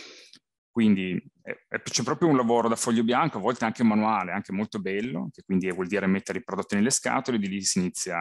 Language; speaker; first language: Italian; native; Italian